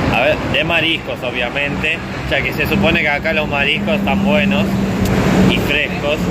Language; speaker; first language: Spanish; native; Spanish